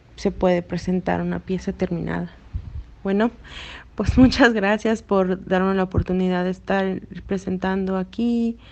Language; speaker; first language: Spanish; native; Spanish